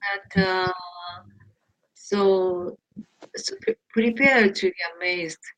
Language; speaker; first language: English; non-native, learner; Japanese